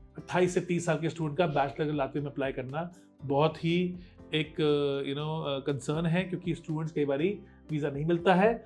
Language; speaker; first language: Hindi; native; Hindi